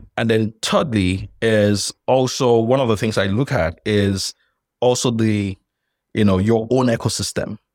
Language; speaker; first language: English; non-native, local second language; Yoruba